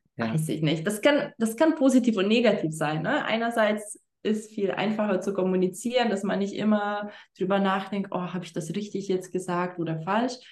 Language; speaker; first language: German; non-native, fluent; Lithuanian